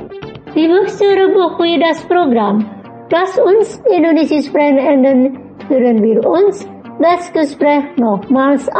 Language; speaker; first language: German; non-native, fluent; Indonesian